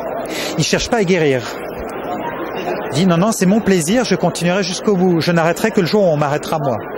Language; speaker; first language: French; native; French